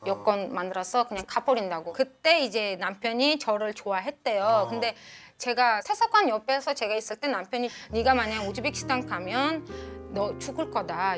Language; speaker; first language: Korean; non-native, fluent; Uzbek